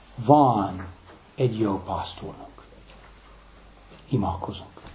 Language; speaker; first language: Hungarian; early bilingual, heritage; English